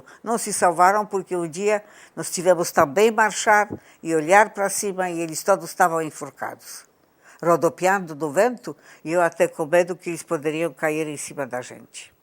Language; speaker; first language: Portuguese; non-native, fluent; Polish